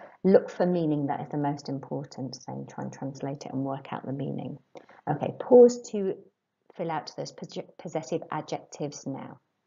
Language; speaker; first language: English; native; English